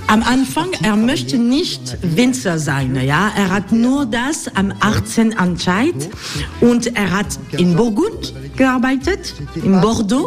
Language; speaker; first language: German; non-native, learner; French